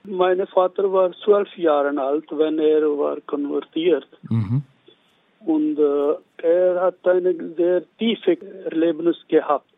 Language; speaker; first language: German; non-native, learner; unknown